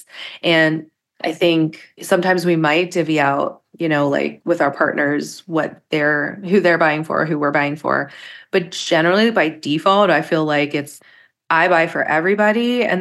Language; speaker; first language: English; native; English